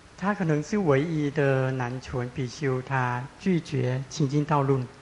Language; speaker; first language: Chinese; non-native, fluent; Thai